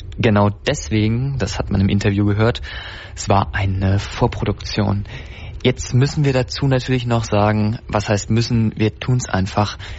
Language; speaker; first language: German; native; German